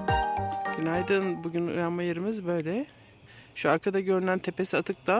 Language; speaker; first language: Turkish; native; Turkish